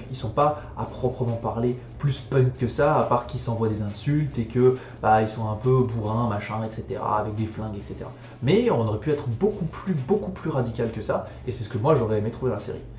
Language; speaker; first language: French; native; French